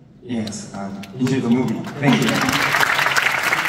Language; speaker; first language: English; non-native, learner; Korean